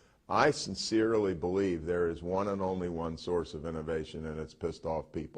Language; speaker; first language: English; native; English